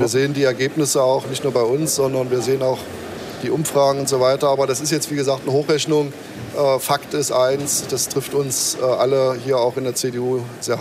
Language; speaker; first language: German; native; German